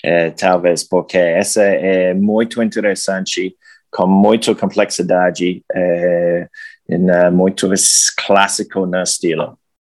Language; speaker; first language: Portuguese; non-native, learner; English